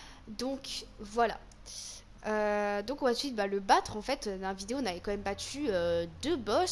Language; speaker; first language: French; native; French